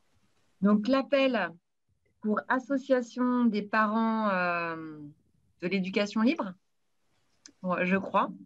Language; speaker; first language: French; native; French